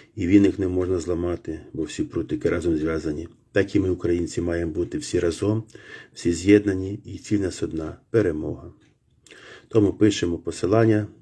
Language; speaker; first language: Ukrainian; native; Ukrainian